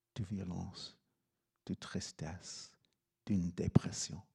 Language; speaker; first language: French; non-native, fluent; English